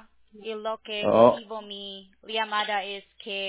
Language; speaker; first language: Spanish; non-native, learner; English